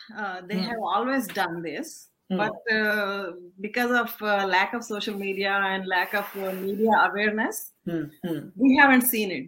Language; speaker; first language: English; non-native, local second language; Telugu